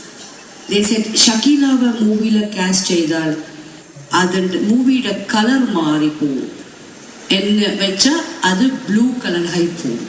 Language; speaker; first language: Malayalam; non-native, local second language; Tamil